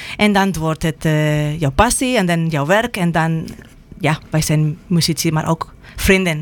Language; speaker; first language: Dutch; non-native, fluent; Spanish